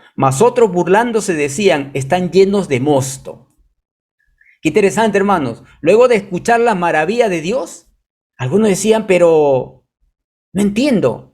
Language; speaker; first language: Spanish; native; Spanish